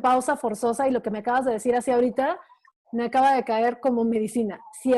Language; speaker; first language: Spanish; native; Spanish